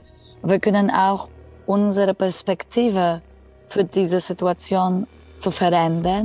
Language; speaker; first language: German; non-native, fluent; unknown